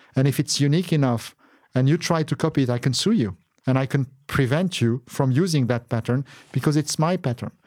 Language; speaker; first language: English; non-native, fluent; Arabic